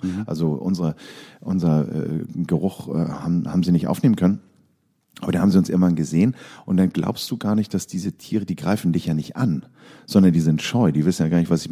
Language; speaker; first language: German; native; German